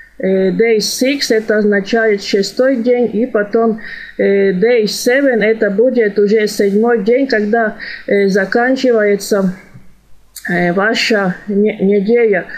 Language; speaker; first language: Russian; non-native, fluent; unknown